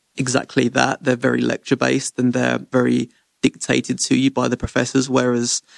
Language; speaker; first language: English; native; English